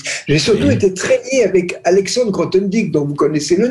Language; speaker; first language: French; native; French